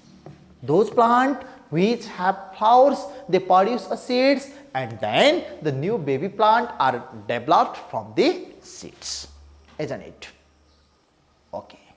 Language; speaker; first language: English; non-native, local second language; Nepali